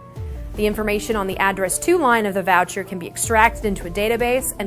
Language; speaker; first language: English; native; English